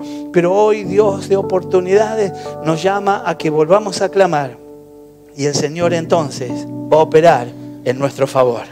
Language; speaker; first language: Spanish; native; Spanish